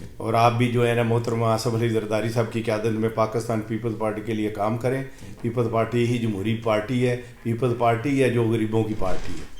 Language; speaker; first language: Urdu; non-native, local second language; Punjabi